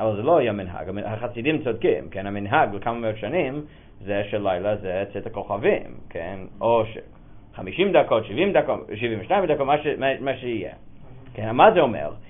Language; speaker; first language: Hebrew; non-native, fluent; English